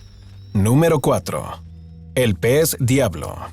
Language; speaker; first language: Spanish; native; Spanish